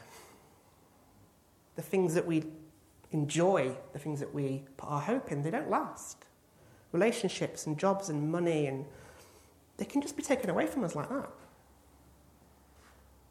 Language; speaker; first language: English; native; English